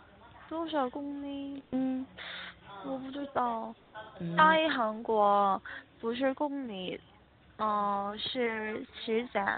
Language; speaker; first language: Chinese; non-native, learner; Korean